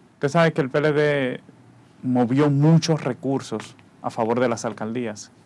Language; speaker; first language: Spanish; native; Spanish